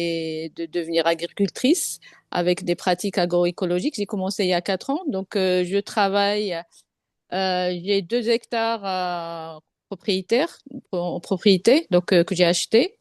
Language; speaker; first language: French; non-native, local second language; Arabic